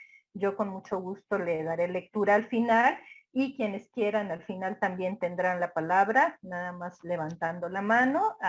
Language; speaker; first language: Spanish; native; Spanish